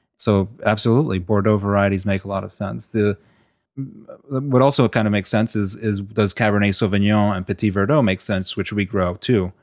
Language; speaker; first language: English; native; English